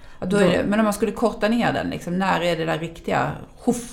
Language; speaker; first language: Swedish; native; Swedish